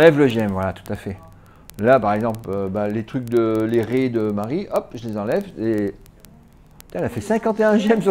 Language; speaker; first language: French; native; French